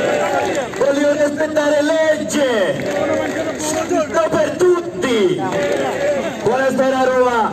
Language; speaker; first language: Italian; non-native, learner; Bangla